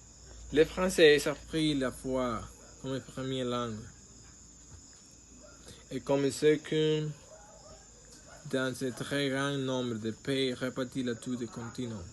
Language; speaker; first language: French; non-native, learner; Spanish